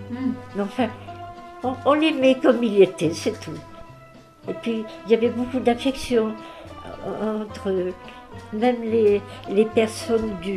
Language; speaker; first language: French; native; French